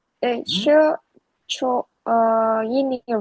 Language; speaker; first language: Chinese; non-native, learner; Indonesian